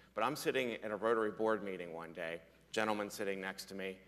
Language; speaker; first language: English; native; English